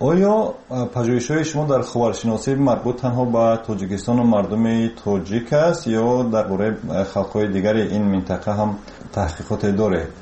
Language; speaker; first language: Tajik; native; Tajik